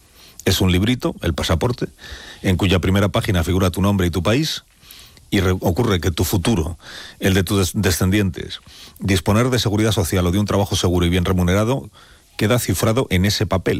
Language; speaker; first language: Spanish; native; Spanish